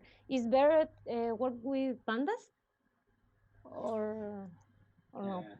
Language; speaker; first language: English; non-native, learner; Spanish